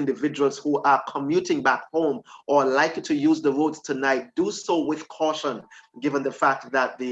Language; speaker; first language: English; native; English